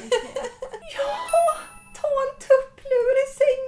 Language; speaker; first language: Swedish; native; Swedish